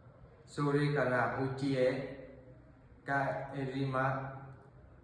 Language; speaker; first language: Japanese; non-native, learner; Vietnamese